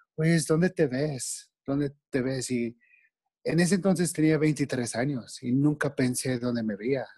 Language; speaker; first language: Spanish; non-native, fluent; English